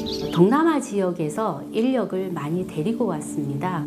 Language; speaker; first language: Korean; native; Korean